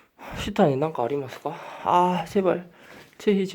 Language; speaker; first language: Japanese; non-native, learner; Korean